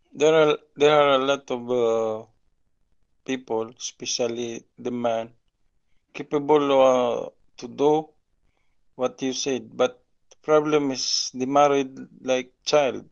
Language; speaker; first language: English; non-native, local second language; Filipino